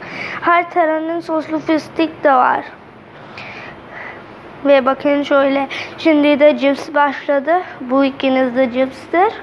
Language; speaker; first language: Turkish; non-native, learner; Urdu